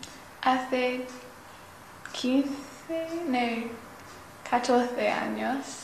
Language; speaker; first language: Spanish; non-native, learner; English